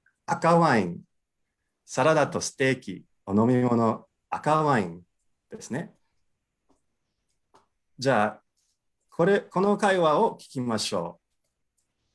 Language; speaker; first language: Japanese; non-native, fluent; English